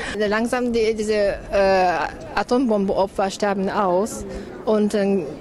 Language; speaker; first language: German; non-native, learner; Japanese